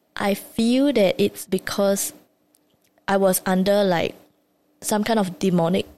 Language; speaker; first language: English; native; English